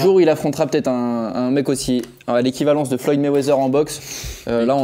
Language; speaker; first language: French; native; French